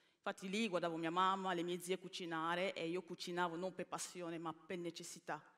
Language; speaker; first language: Italian; early bilingual, other home language; Bini